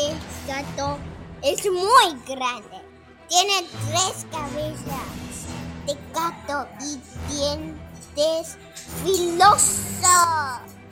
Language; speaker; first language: Spanish; non-native, learner; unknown